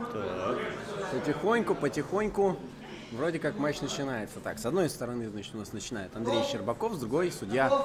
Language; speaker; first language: Russian; native; Russian